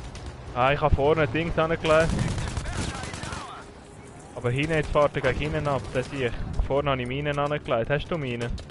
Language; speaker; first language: German; native; German